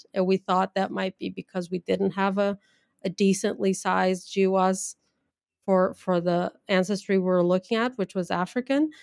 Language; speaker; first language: English; non-native, fluent; Portuguese